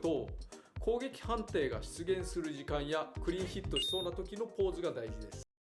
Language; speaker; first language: Japanese; native; Japanese